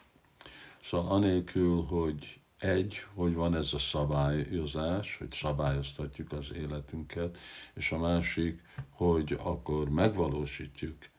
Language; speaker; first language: Hungarian; non-native, fluent; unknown